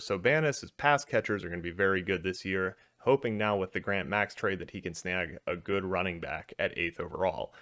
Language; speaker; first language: English; native; English